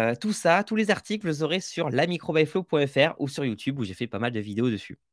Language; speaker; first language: French; native; French